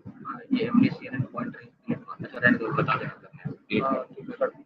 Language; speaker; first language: Hindi; native; Hindi